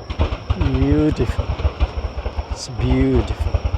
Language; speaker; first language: English; non-native, local second language; Urdu